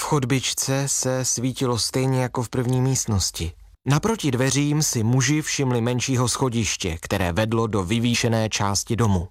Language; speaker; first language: Czech; native; Czech